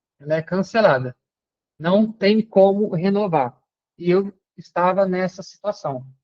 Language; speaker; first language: Portuguese; native; Portuguese